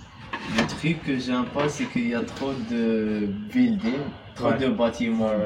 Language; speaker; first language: French; non-native, local second language; Arabic